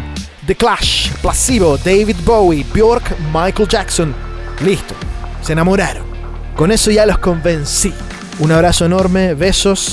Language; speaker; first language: Spanish; native; Spanish